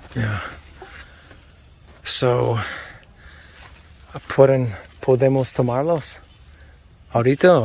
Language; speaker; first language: Spanish; non-native, learner; English